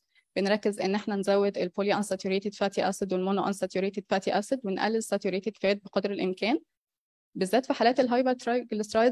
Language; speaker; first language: Arabic; native; Arabic